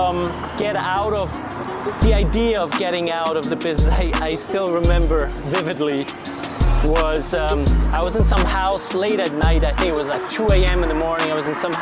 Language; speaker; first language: English; non-native, fluent; Swiss German